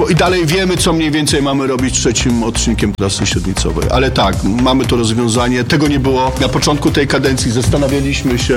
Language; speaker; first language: Polish; native; Polish